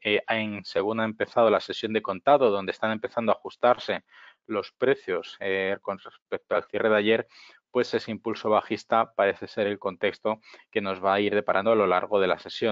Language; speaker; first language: Spanish; native; Spanish